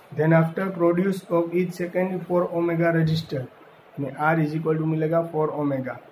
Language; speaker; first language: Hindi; non-native, local second language; Gujarati